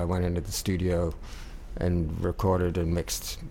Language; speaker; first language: English; native; English